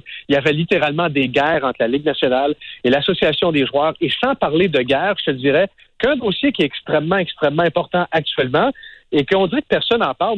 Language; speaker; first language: French; native; French